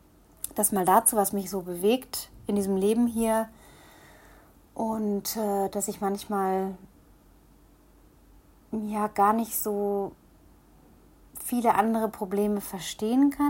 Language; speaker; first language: German; native; German